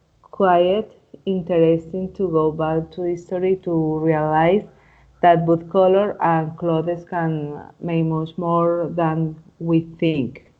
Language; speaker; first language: English; non-native, learner; Spanish